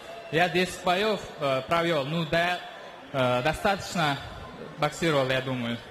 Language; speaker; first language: Russian; non-native, local second language; Uzbek